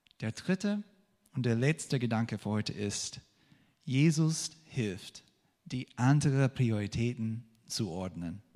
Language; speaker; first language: German; non-native, fluent; English